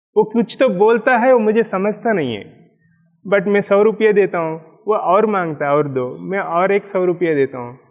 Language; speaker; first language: Hindi; non-native, local second language; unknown